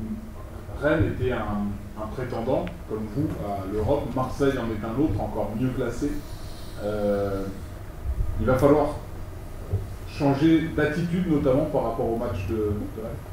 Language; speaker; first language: French; native; French